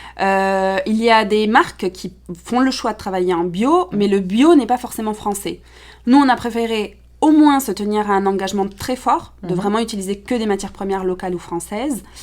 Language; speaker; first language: French; early bilingual, other home language; Spanish